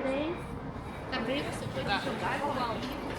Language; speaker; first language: Portuguese; non-native, fluent; Russian